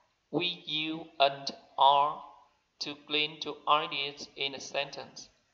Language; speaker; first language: English; non-native, learner; Vietnamese